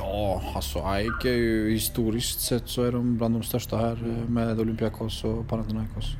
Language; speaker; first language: Swedish; early bilingual, other home language; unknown